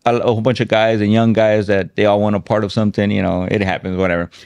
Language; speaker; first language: English; native; English